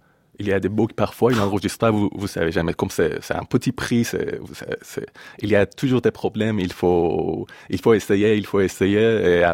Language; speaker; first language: French; non-native, fluent; Persian